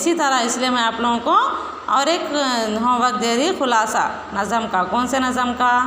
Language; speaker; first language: Urdu; native; Urdu